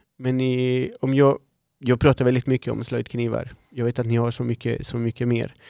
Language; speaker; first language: Swedish; non-native, fluent; Spanish